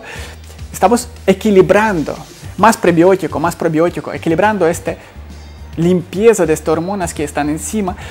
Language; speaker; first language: Spanish; non-native, fluent; Ukrainian